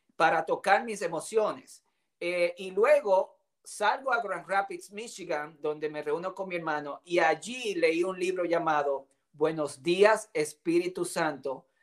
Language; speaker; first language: Spanish; native; Spanish